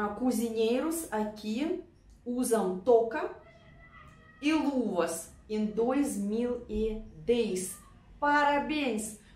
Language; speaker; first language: Portuguese; non-native, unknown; Russian